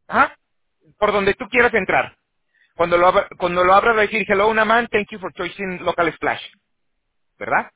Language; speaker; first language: Spanish; native; Spanish